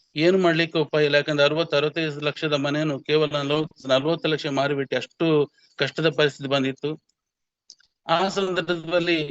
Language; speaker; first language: Kannada; native; Kannada